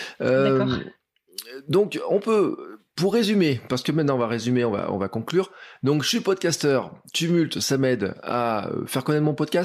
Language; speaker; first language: French; native; French